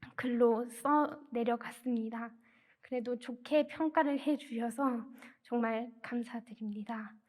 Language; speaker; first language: Korean; non-native, fluent; Persian